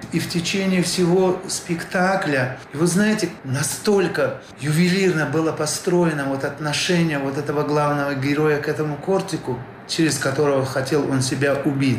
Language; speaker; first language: Russian; non-native, local second language; Tajik